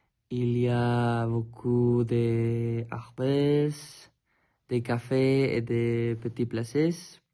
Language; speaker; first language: French; non-native, learner; Spanish